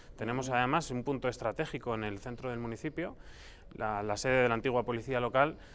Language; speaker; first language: Spanish; native; Spanish